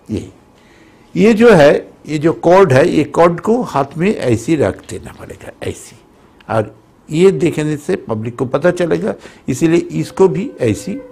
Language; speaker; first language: Hindi; non-native, local second language; Bangla